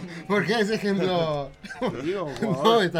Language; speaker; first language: Spanish; native; Spanish